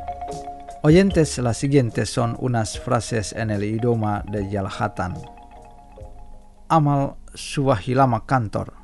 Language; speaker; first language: Spanish; non-native, fluent; Indonesian